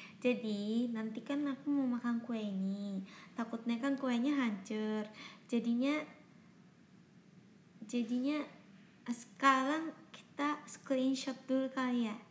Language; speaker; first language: Indonesian; non-native, fluent; Japanese